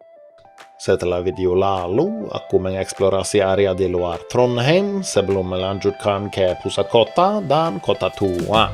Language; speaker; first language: Indonesian; non-native, fluent; Norwegian